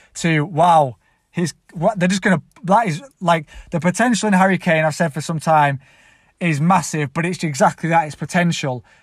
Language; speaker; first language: English; native; English